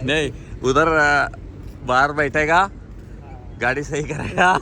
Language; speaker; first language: Hindi; non-native, local second language; Malayalam